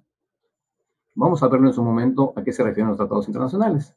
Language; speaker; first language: Spanish; native; Spanish